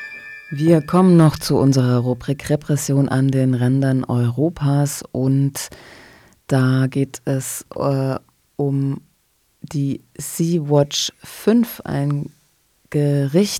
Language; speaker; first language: German; native; German